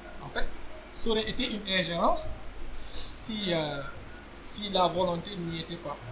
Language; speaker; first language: French; non-native, local second language; Wolof